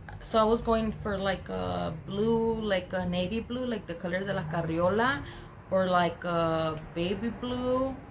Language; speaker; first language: English; early bilingual, other home language; Spanish